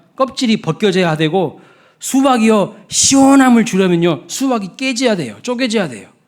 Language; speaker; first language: Korean; native; Korean